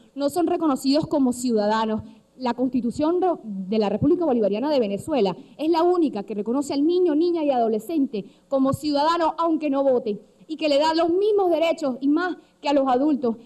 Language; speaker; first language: Spanish; native; Spanish